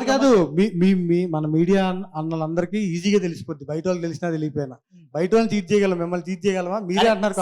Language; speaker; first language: Telugu; native; Telugu